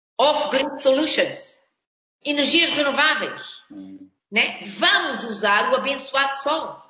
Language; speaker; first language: Portuguese; non-native, local second language; Kabuverdianu